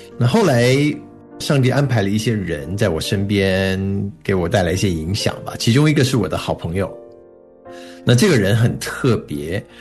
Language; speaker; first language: Chinese; native; Chinese